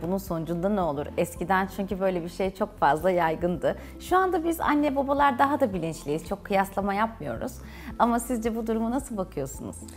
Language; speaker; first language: Turkish; native; Turkish